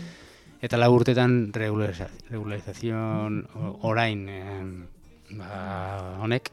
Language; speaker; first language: Basque; native; Basque